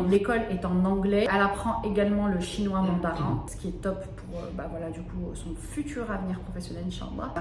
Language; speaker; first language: French; early bilingual, other home language; Arabic